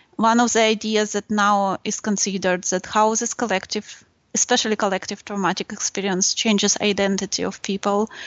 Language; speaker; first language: English; non-native, fluent; Russian